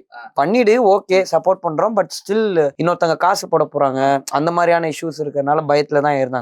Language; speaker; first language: Tamil; native; Tamil